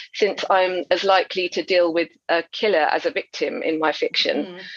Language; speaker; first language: English; native; English